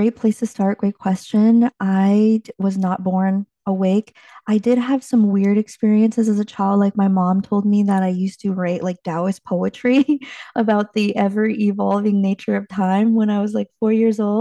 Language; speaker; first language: English; early bilingual, other home language; Chinese